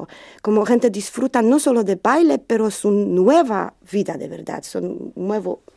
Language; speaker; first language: Spanish; non-native, learner; Polish